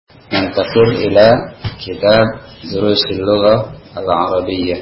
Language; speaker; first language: Arabic; non-native, fluent; Indonesian